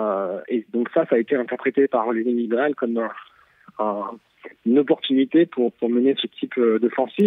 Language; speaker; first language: French; native; French